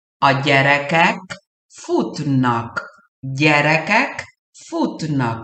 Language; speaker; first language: Hungarian; early bilingual, heritage; Hungarian